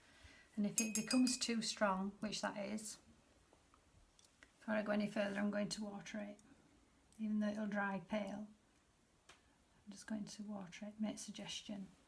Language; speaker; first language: English; native; English